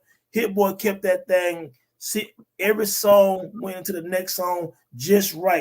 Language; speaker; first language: English; native; English